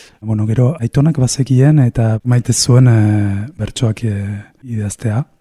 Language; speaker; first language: Basque; non-native, fluent; Spanish